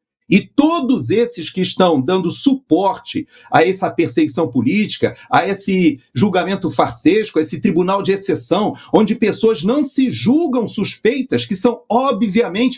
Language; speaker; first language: Portuguese; native; Portuguese